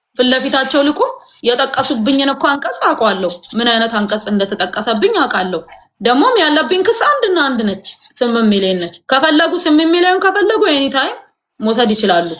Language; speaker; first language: Amharic; native; Amharic